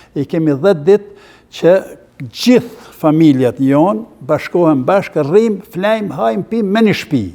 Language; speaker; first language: Albanian; native; Albanian